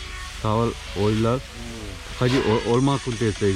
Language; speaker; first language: Korean; non-native, learner; Sinhala